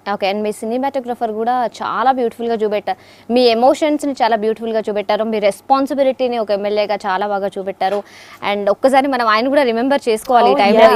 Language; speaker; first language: Telugu; native; Telugu